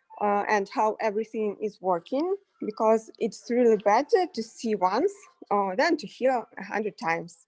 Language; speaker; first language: English; non-native, fluent; Russian